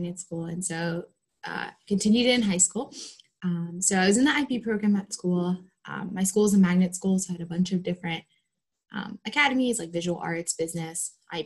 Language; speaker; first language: English; native; English